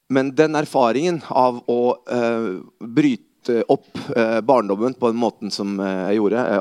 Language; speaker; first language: Norwegian; early bilingual, other home language; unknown